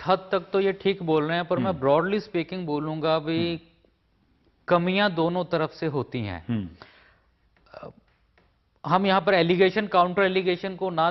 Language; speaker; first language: Hindi; native; Hindi